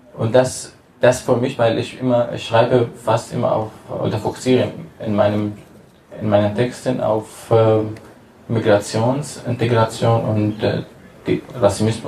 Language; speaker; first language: German; non-native, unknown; Arabic